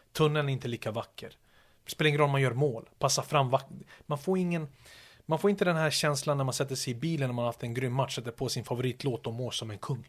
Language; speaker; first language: Swedish; early bilingual, other home language; Serbian